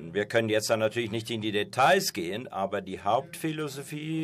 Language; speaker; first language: German; non-native, fluent; Persian